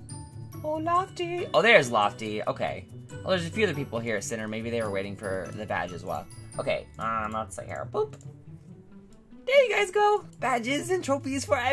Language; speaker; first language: English; native; English